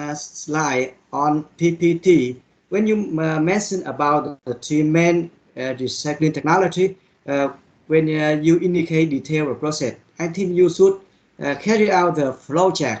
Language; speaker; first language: English; non-native, learner; Vietnamese